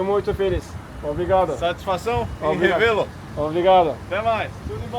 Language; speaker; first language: Portuguese; non-native, learner; Turkish